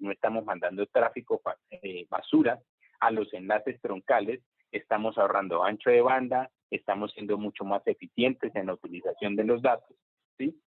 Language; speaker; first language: Spanish; native; Spanish